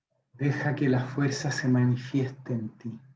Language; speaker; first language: Spanish; native; Spanish